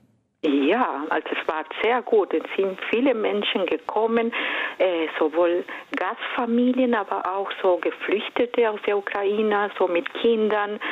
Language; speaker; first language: German; non-native, fluent; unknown